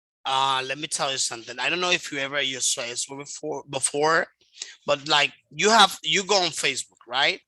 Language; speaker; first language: English; non-native, fluent; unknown